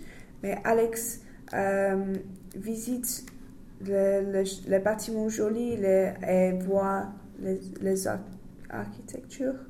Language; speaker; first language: French; non-native, learner; English